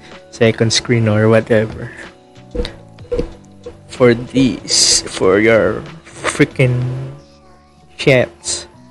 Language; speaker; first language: English; non-native, local second language; Filipino